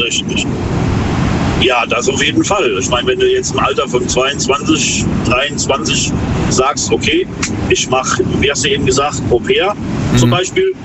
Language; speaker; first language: German; native; German